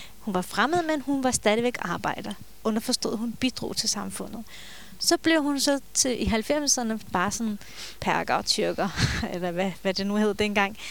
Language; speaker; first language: Danish; early bilingual, other home language; Turkish